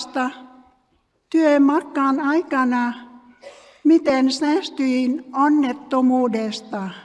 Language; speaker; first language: Finnish; non-native, learner; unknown